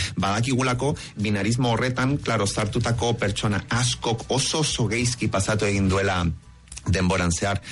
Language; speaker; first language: Basque; non-native, fluent; Spanish